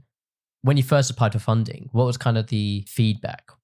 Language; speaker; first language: English; native; English